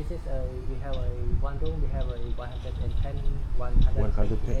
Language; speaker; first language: English; non-native, learner; Khmer